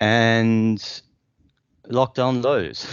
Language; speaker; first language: English; native; English